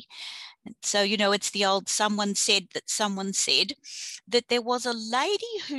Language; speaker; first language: English; native; English